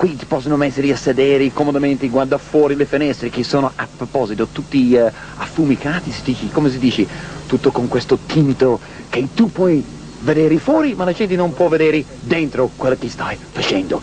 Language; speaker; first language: Italian; native; Italian